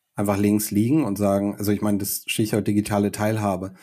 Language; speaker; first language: German; native; German